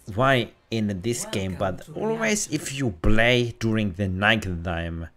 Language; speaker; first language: English; non-native, fluent; Finnish